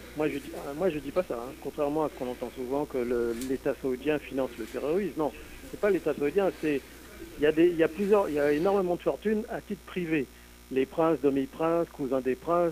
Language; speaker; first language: French; native; French